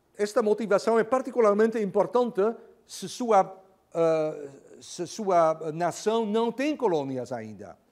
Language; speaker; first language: Portuguese; non-native, fluent; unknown